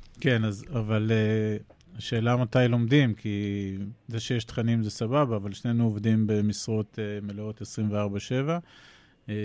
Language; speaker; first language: Hebrew; native; Hebrew